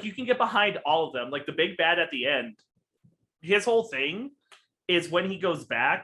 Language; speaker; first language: English; native; English